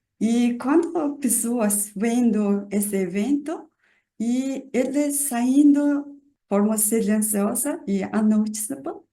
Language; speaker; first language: Portuguese; non-native, learner; Mongolian